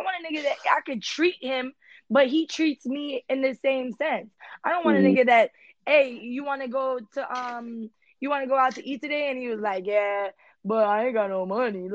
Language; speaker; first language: English; early bilingual, other home language; Spanish